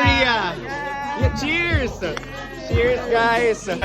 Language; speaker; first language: English; non-native, local second language; Filipino